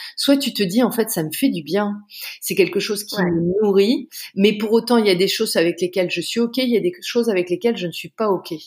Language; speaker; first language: French; native; French